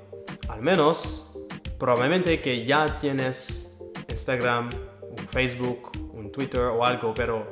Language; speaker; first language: Spanish; non-native, learner; French